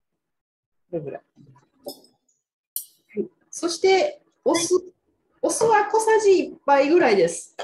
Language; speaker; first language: Japanese; native; Japanese